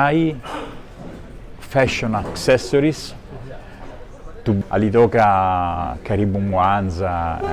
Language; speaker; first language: Swahili; non-native, learner; Italian